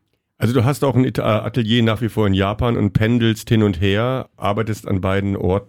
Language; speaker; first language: German; native; German